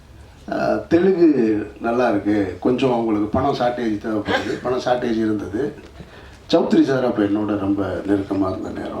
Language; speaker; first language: Tamil; native; Tamil